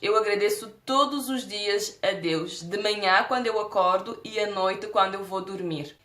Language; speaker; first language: Portuguese; non-native, local second language; Kabuverdianu